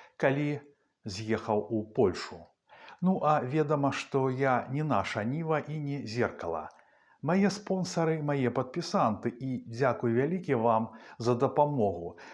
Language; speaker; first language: Belarusian; non-native, local second language; Russian